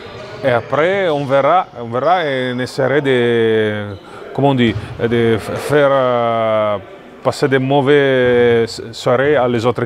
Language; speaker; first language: French; non-native, fluent; Italian